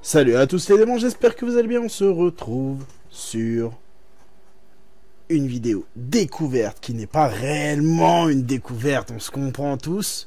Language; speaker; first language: French; native; French